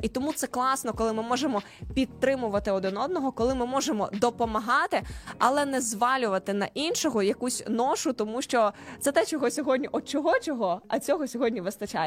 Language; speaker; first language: Ukrainian; native; Ukrainian